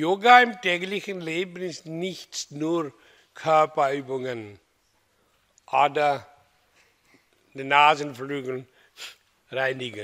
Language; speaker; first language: German; non-native, fluent; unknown